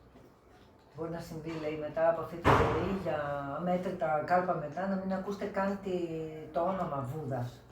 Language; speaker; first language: Greek; native; Greek